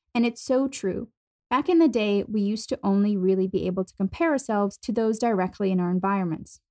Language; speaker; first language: English; non-native, fluent; German